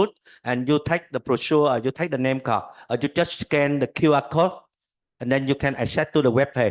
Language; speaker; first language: English; non-native, learner; Vietnamese